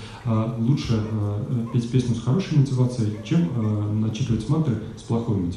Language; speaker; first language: Russian; native; Russian